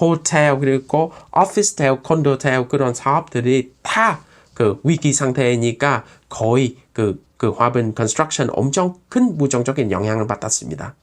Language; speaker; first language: Korean; non-native, fluent; Vietnamese